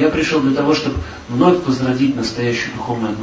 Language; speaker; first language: Russian; native; Russian